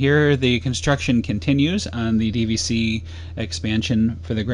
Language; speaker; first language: English; native; English